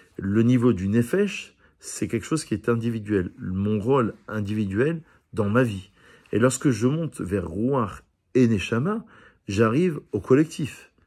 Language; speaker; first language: French; native; French